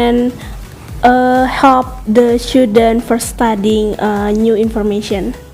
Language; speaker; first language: English; non-native, learner; Indonesian